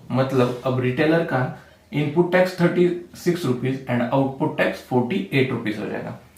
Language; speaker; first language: Hindi; non-native, local second language; Marathi